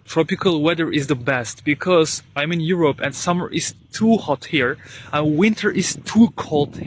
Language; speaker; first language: English; non-native, fluent; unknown